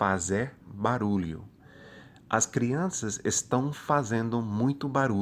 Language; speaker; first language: Portuguese; non-native, fluent; English